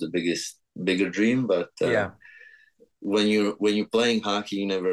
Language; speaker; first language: English; non-native, fluent; Czech